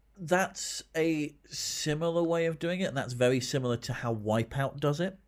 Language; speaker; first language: English; native; English